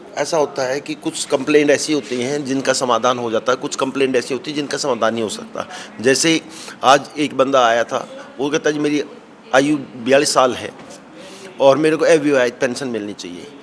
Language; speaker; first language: Hindi; native; Hindi